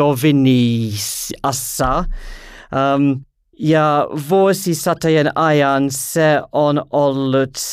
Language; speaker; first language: Finnish; non-native, learner; English